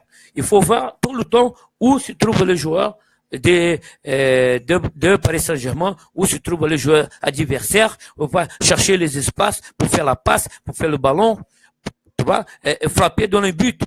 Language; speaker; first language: French; non-native, fluent; Portuguese